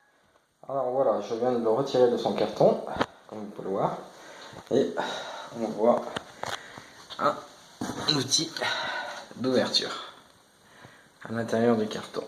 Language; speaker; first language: French; native; French